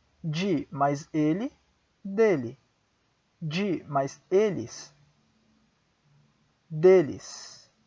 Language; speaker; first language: Portuguese; non-native, fluent; Spanish